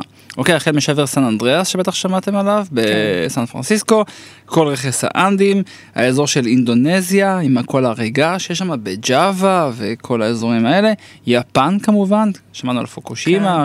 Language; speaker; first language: Hebrew; native; Hebrew